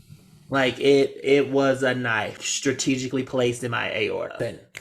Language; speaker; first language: English; native; English